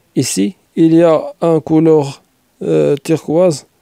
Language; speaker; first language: French; non-native, local second language; Arabic